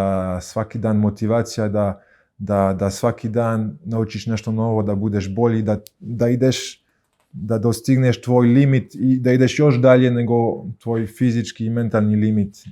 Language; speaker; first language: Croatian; early bilingual, heritage; Croatian